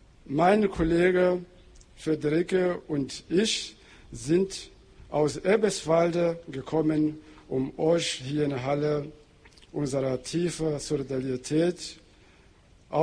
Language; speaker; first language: German; non-native, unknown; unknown